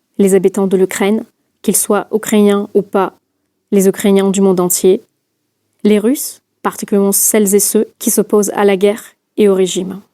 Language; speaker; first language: French; non-native, fluent; Russian